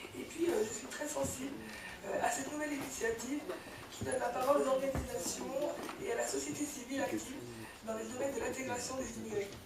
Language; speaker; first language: French; early bilingual, other home language; Kabyle